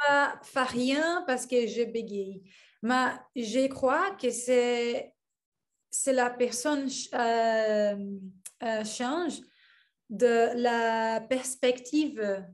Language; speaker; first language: French; non-native, learner; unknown